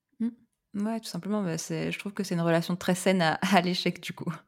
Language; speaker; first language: French; native; French